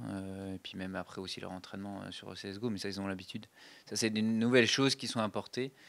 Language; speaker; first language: French; native; French